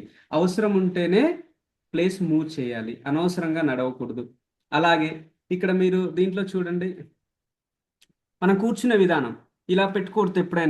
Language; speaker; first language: Telugu; native; Telugu